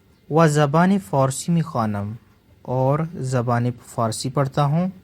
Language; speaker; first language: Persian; non-native, fluent; Urdu